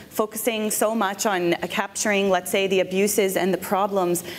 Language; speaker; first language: English; native; English